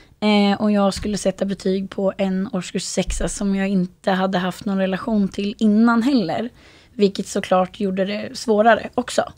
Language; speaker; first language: Swedish; native; Swedish